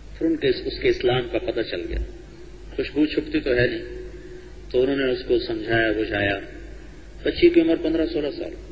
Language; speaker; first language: Urdu; non-native, local second language; Punjabi